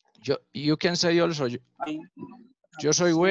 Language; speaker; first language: English; non-native, learner; Spanish